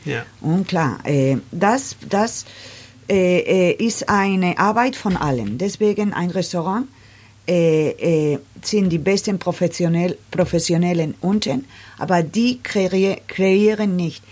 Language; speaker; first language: German; non-native, learner; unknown